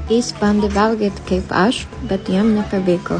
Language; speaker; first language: Lithuanian; non-native, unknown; Japanese